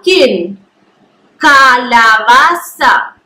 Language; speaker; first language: Spanish; non-native, fluent; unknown